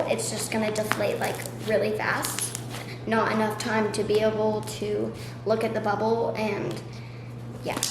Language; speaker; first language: English; native; English